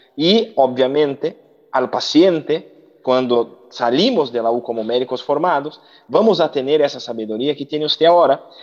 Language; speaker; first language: Spanish; non-native, learner; Portuguese